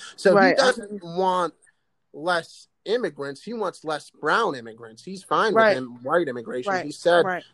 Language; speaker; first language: English; native; English